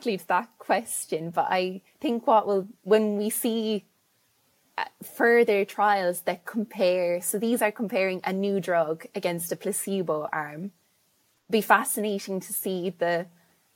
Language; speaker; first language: English; native; English